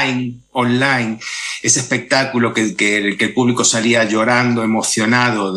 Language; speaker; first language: Spanish; native; Spanish